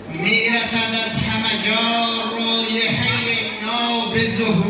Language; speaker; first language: Persian; native; Persian